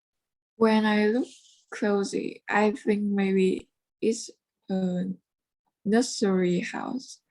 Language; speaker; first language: English; non-native, learner; Vietnamese